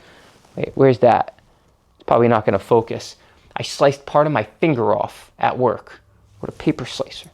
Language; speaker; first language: English; native; English